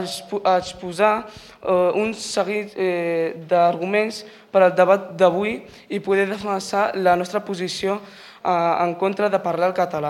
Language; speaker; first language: Catalan; non-native, local second language; Spanish